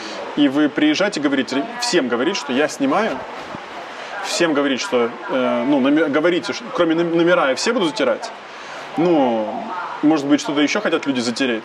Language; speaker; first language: Russian; native; Russian